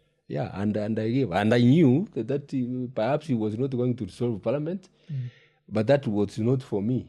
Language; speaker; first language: English; non-native, local second language; Gusii